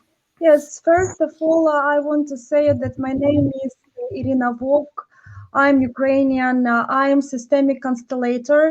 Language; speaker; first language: English; non-native, learner; Ukrainian